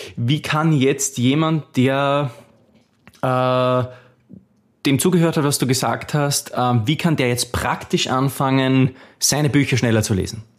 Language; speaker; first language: German; native; German